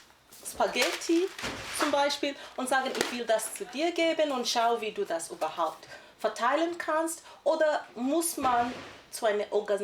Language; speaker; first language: German; non-native, fluent; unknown